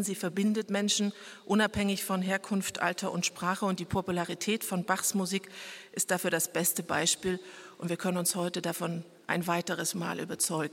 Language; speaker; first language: German; native; German